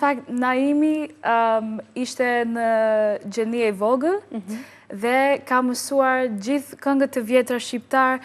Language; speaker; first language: Albanian; non-native, learner; English